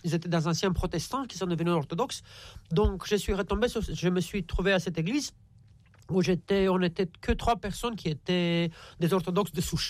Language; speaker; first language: French; non-native, fluent; Romanian